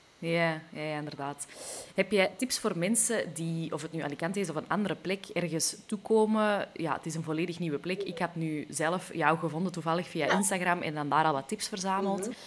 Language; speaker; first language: Dutch; native; Dutch